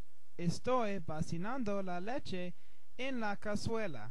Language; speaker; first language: Spanish; non-native, learner; English